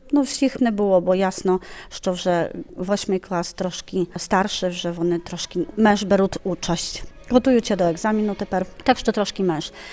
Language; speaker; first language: Ukrainian; early bilingual, heritage; Ukrainian